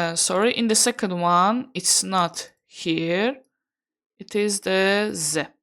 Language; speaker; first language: English; non-native, fluent; Azerbaijani